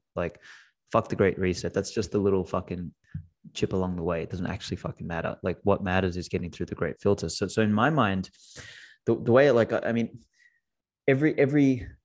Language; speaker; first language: English; non-native, local second language; Macedonian